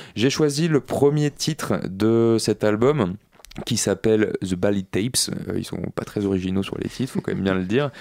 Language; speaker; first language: French; native; French